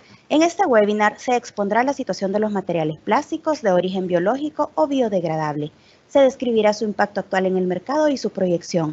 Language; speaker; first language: Spanish; native; Spanish